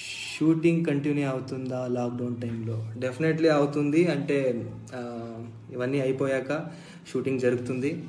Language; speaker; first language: Telugu; non-native, fluent; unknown